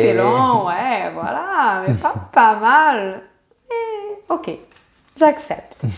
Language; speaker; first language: French; non-native, fluent; Portuguese